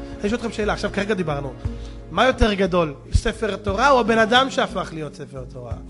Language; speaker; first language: Hebrew; native; Hebrew